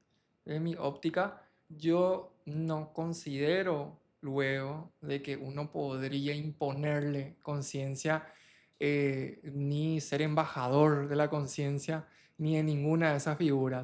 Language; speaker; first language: Spanish; native; Spanish